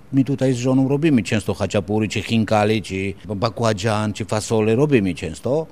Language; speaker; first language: Polish; non-native, fluent; Georgian